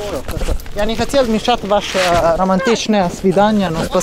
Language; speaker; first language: Russian; non-native, learner; Italian